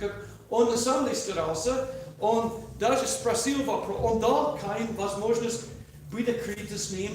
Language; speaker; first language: Russian; non-native, learner; English